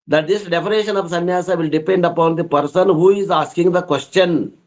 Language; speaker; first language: English; non-native, local second language; Kannada